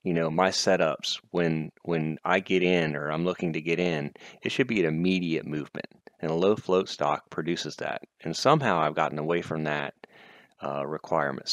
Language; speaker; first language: English; native; English